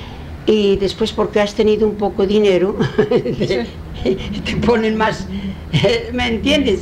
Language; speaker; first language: Spanish; early bilingual, heritage; Spanish